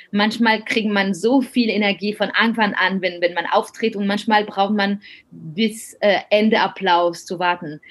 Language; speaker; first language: German; non-native, fluent; French